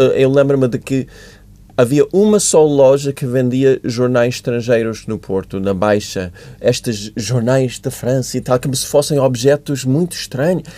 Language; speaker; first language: Portuguese; non-native, fluent; English